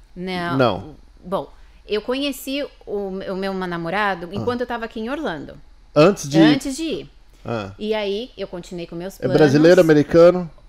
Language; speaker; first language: Portuguese; native; Portuguese